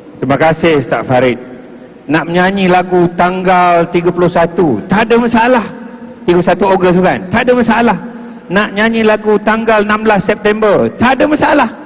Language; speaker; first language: Malay; native; Malay